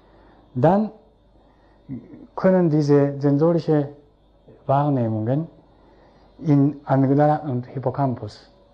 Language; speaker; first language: German; non-native, fluent; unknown